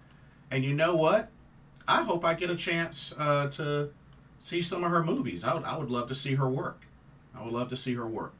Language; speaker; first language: English; native; English